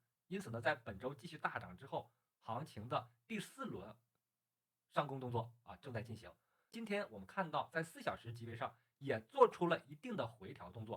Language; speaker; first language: Chinese; native; Chinese